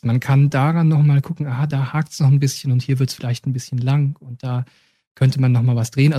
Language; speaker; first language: German; native; German